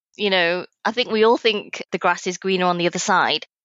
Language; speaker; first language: English; native; English